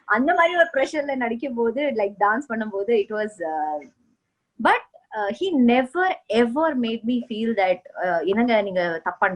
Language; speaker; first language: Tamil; non-native, fluent; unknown